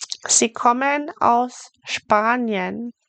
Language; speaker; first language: German; non-native, fluent; English